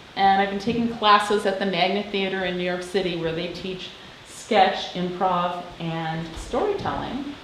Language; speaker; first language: English; native; English